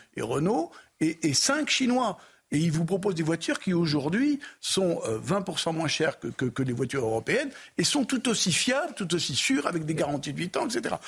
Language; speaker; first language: French; native; French